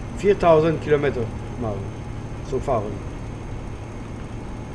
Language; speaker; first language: German; non-native, learner; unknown